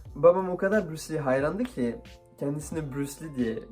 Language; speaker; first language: Turkish; early bilingual, heritage; Turkish